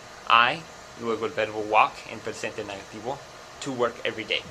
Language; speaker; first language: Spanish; non-native, fluent; English